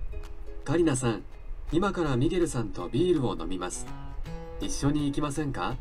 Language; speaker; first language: Japanese; non-native, learner; Thai